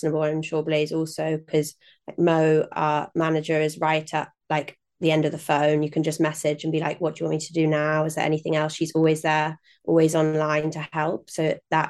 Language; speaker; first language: English; native; English